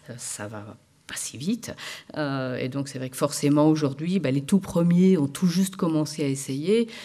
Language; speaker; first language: French; native; French